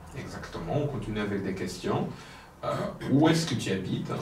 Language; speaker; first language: French; non-native, local second language; Kinyarwanda